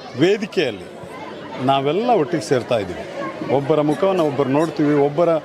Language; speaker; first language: Kannada; native; Kannada